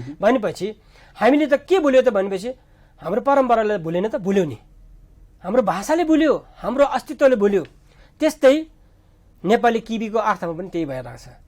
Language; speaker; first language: Nepali; non-native, local second language; Sherpa